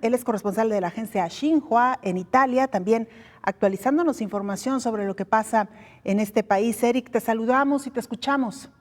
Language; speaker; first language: Spanish; native; Spanish